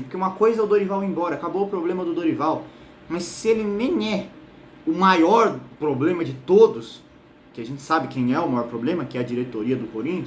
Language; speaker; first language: Portuguese; native; Portuguese